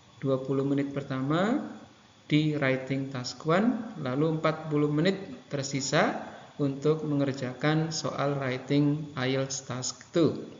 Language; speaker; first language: Indonesian; native; Indonesian